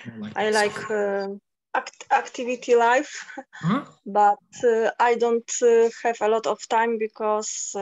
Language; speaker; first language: English; non-native, learner; Polish